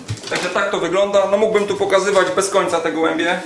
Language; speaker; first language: Polish; native; Polish